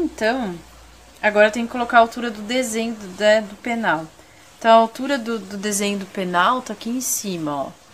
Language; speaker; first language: Portuguese; native; Portuguese